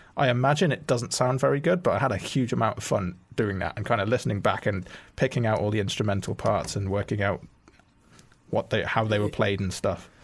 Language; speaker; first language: English; native; English